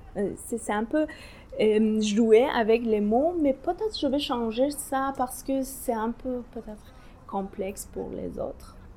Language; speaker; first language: French; non-native, learner; Persian